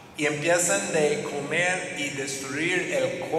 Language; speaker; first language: Spanish; non-native, fluent; English